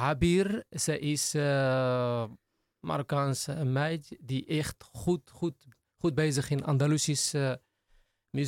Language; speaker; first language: Dutch; non-native, learner; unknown